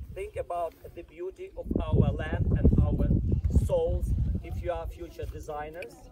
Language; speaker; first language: English; non-native, fluent; Ukrainian